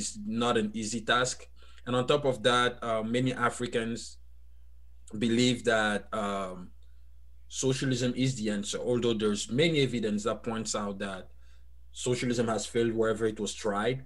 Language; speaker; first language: English; non-native, fluent; French